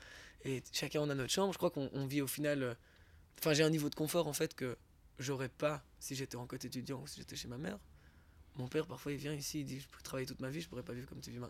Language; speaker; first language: French; native; French